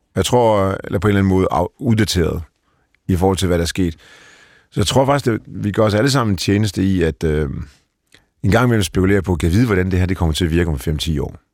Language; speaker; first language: Danish; early bilingual, other home language; Polish